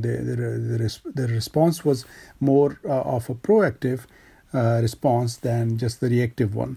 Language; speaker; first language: English; non-native, local second language; Urdu